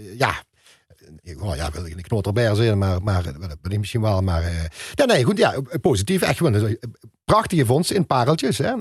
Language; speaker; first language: Dutch; native; Dutch